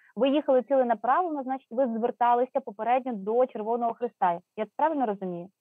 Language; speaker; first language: Ukrainian; native; Ukrainian